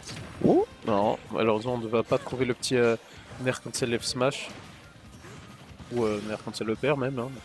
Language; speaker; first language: French; native; French